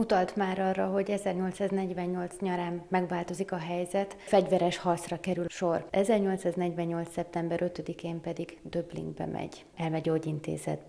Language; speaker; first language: Hungarian; native; Hungarian